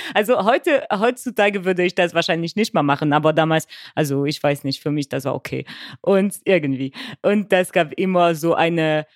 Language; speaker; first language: German; non-native, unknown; French